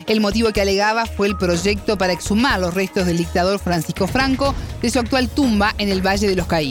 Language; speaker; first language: Spanish; native; Spanish